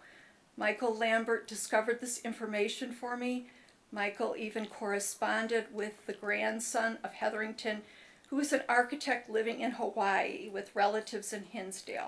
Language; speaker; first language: English; native; English